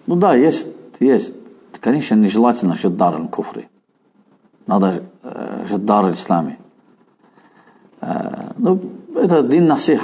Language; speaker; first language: Russian; non-native, fluent; Azerbaijani